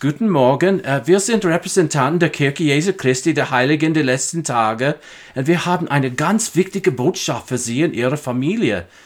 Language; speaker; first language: German; non-native, fluent; English